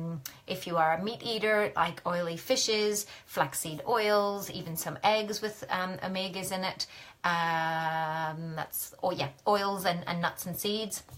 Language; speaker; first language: English; native; English